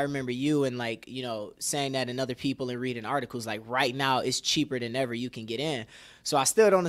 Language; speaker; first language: English; native; English